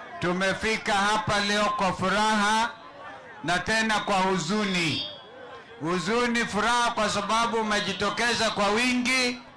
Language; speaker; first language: Swahili; non-native, local second language; Kamba